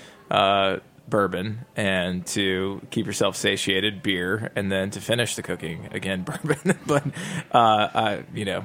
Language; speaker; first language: English; native; English